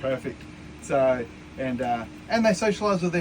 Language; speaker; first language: English; native; English